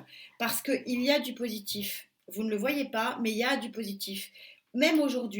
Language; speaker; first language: French; native; French